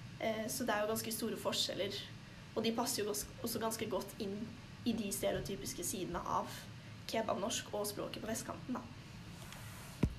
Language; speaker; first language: Norwegian; native; Norwegian